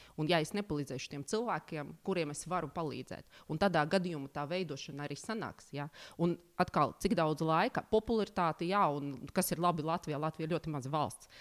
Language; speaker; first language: Latvian; non-native, local second language; Russian